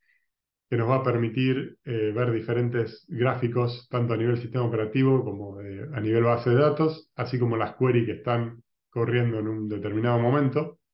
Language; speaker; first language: Spanish; native; Spanish